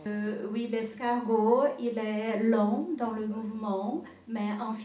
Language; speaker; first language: French; non-native, fluent; Portuguese